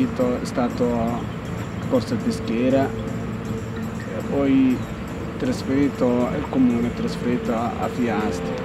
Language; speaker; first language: Italian; non-native, learner; Somali